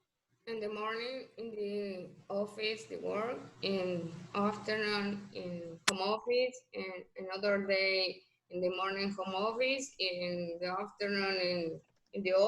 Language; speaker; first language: English; non-native, learner; Spanish